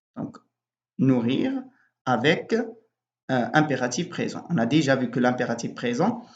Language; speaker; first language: French; non-native, local second language; Arabic